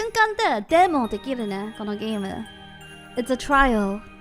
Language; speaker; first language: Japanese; non-native, learner; English